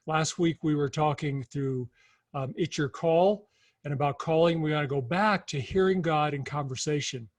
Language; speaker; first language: English; native; English